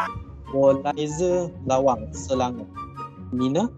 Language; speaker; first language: Chinese; non-native, learner; Malay